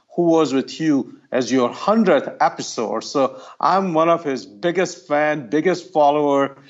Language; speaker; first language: English; non-native, local second language; Gujarati